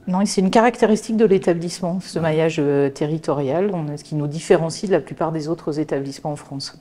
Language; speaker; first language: French; native; French